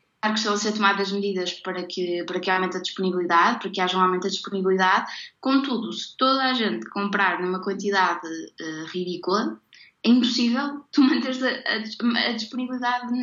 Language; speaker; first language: Portuguese; native; Portuguese